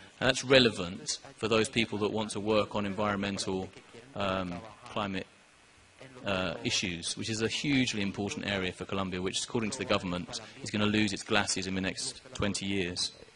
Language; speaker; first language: English; native; English